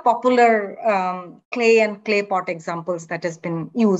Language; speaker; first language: English; non-native, local second language; Bangla